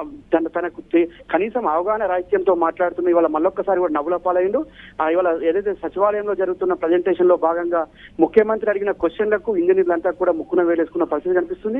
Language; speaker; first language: Telugu; native; Telugu